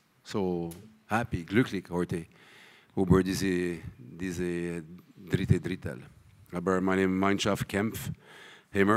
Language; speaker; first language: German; non-native, learner; French